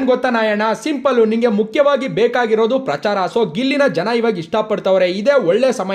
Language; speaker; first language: Kannada; native; Kannada